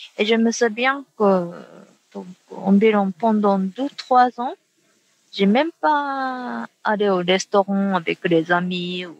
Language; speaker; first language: French; non-native, fluent; Japanese